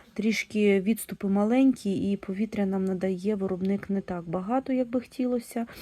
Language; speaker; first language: Ukrainian; non-native, local second language; Russian